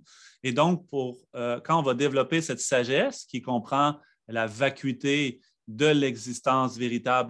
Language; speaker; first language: French; native; French